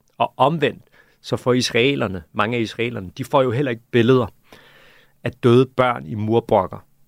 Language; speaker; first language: Danish; early bilingual, other home language; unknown